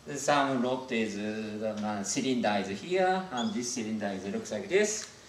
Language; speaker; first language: English; non-native, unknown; Japanese